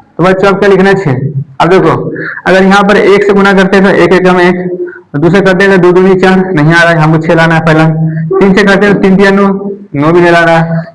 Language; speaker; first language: Hindi; native; Hindi